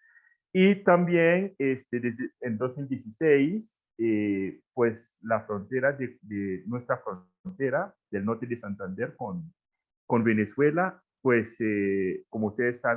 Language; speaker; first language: Spanish; non-native, fluent; Haitian Creole